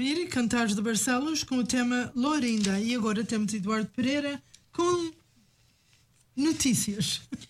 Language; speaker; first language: Portuguese; native; Portuguese